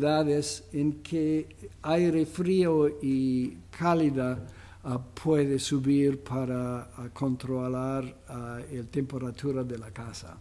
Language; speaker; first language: Spanish; non-native, fluent; English